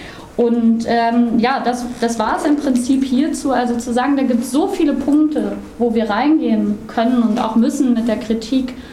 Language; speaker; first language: German; native; German